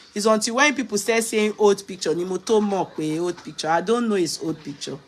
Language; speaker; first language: English; non-native, local second language; Yoruba